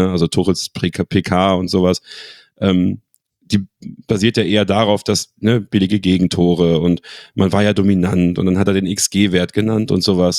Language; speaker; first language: German; native; German